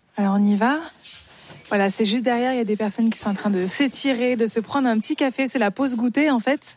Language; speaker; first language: French; native; French